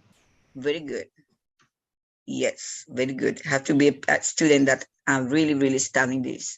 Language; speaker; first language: English; non-native, fluent; Spanish